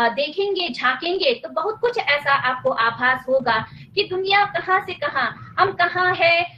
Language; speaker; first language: Hindi; non-native, local second language; Nepali